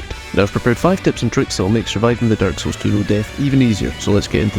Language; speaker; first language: English; native; English